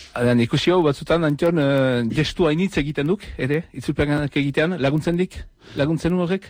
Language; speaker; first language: Basque; native; Basque